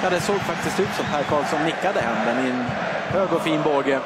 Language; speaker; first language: Swedish; native; Swedish